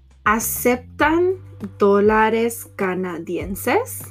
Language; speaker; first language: Spanish; non-native, fluent; English